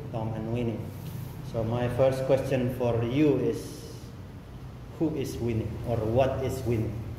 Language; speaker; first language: English; non-native, fluent; Indonesian